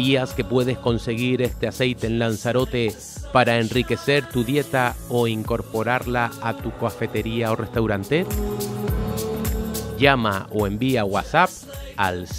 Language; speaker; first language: Spanish; native; Spanish